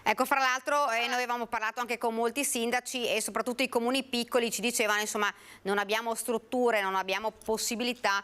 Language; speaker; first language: Italian; native; Italian